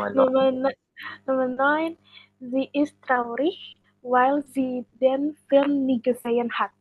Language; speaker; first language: German; non-native, learner; Indonesian